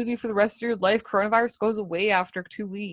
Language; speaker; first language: English; native; English